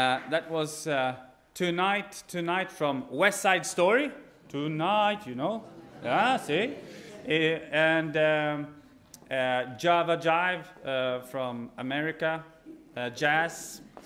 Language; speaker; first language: English; non-native, fluent; Swedish